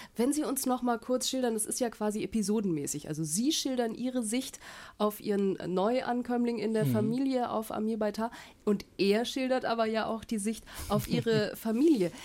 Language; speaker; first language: German; native; German